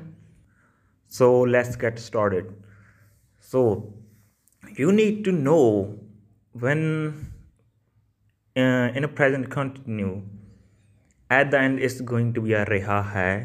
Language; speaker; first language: English; non-native, local second language; Punjabi